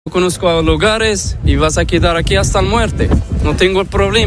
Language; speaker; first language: Spanish; non-native, learner; Arabic